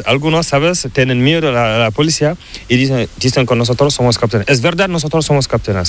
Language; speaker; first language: Spanish; non-native, learner; Fula